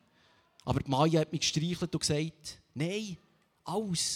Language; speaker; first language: German; native; German